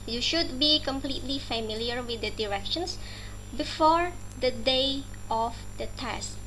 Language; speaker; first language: English; non-native, fluent; Indonesian